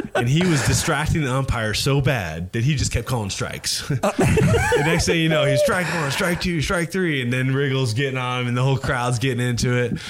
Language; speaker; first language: English; native; English